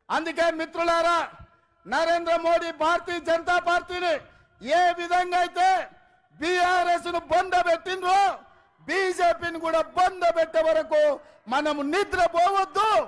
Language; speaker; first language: Telugu; native; Telugu